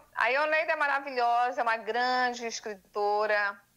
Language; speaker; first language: Portuguese; native; Portuguese